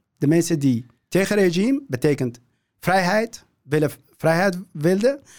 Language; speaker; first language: Dutch; non-native, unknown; Kurdish